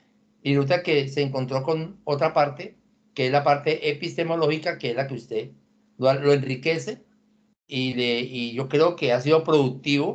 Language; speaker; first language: Spanish; native; Spanish